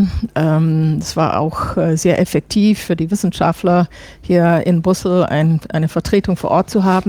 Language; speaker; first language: German; non-native, fluent; English